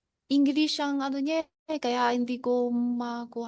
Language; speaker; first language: Filipino; non-native, learner; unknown